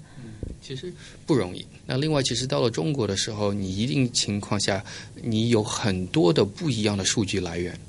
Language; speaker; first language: Chinese; early bilingual, heritage; Chinese